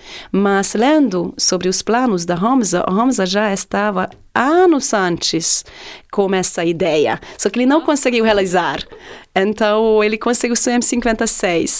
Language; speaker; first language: Portuguese; non-native, fluent; Hungarian